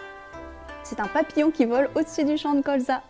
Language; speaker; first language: French; native; French